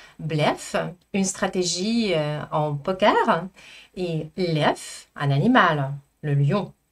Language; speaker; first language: French; non-native, fluent; Russian